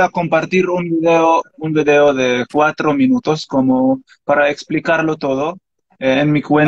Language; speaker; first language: Spanish; non-native, learner; Arabic